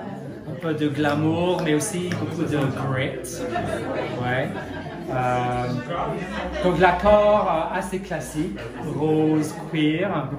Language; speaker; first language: French; non-native, fluent; English